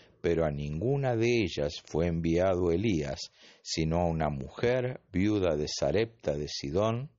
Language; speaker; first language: Spanish; native; Spanish